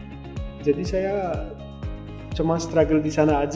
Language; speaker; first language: Indonesian; non-native, fluent; Turkmen